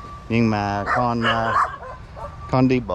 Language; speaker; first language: Vietnamese; non-native, learner; English